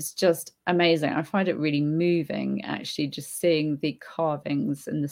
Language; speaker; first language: English; native; English